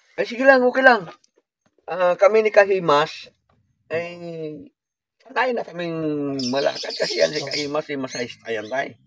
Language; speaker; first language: Filipino; native; Filipino